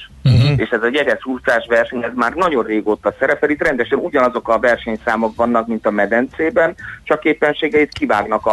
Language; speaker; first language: Hungarian; native; Hungarian